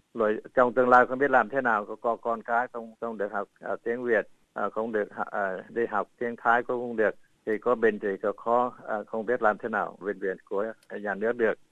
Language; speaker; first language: Vietnamese; early bilingual, heritage; Vietnamese